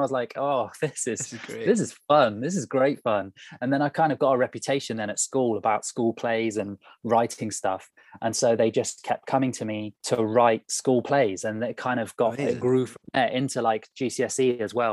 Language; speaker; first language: English; native; English